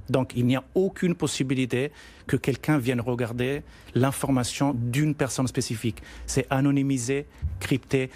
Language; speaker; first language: French; non-native, fluent; Italian